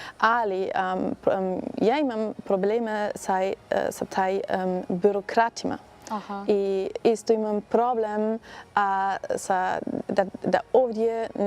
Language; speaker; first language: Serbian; non-native, learner; German